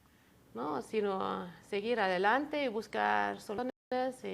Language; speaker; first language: Spanish; non-native, fluent; German